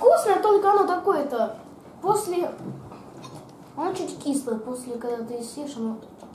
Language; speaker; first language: Russian; early bilingual, heritage; Russian